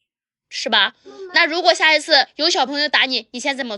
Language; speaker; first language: Chinese; native; Chinese